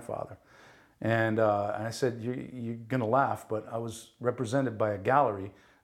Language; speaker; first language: English; early bilingual, other home language; Italian